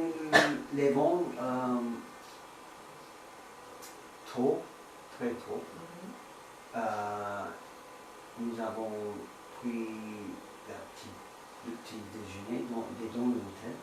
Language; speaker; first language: French; non-native, learner; English